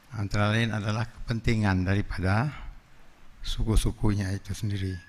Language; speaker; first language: Indonesian; non-native, local second language; Achinese